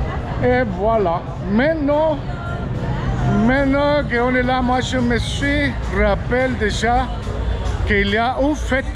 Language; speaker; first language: French; non-native, fluent; Spanish